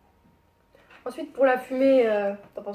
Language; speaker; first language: French; native; French